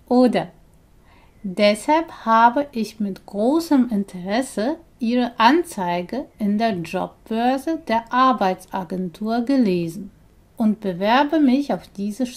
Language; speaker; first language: German; non-native, fluent; Persian